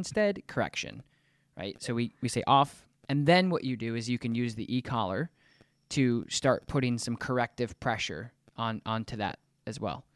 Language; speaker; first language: English; native; English